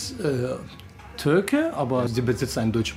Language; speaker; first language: German; non-native, learner; Turkish